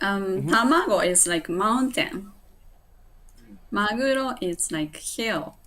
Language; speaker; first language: English; non-native, learner; Japanese